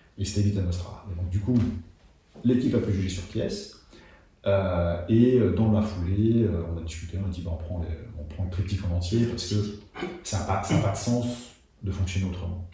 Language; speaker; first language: French; early bilingual, other home language; Russian